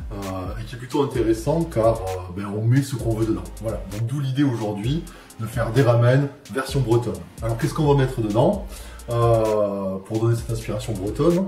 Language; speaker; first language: French; native; French